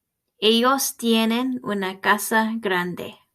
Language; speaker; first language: Spanish; non-native, fluent; English